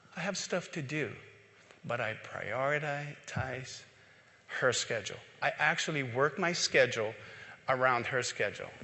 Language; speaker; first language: English; non-native, local second language; Filipino